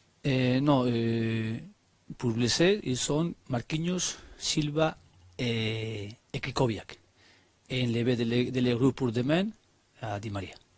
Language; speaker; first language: French; non-native, learner; Spanish